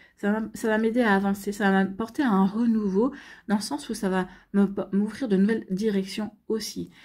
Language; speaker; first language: French; native; French